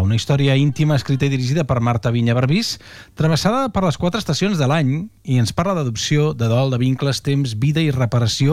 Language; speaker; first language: Catalan; native; Catalan